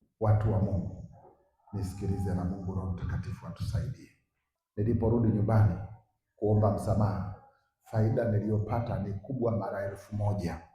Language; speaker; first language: Swahili; native; Swahili